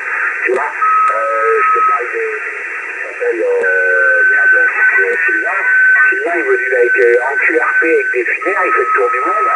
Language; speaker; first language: French; native; French